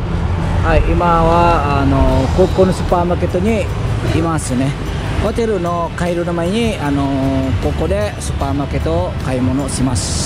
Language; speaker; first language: Japanese; non-native, fluent; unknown